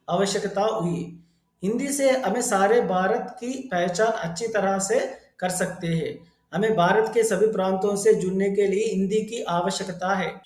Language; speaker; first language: Hindi; non-native, local second language; Telugu